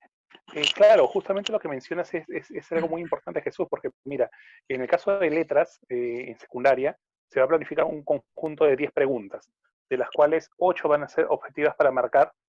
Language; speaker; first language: Spanish; native; Spanish